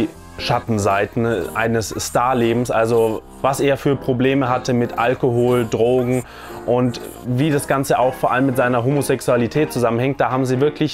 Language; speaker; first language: German; native; German